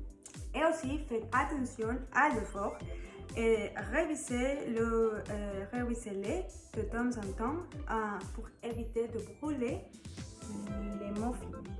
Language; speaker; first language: French; non-native, learner; Spanish